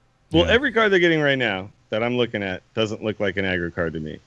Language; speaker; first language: English; native; English